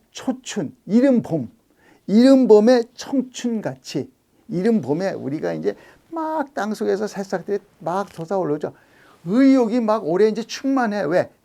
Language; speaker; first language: Korean; native; Korean